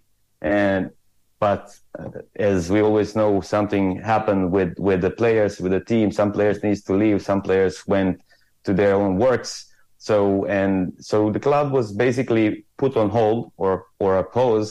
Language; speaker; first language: English; non-native, fluent; Croatian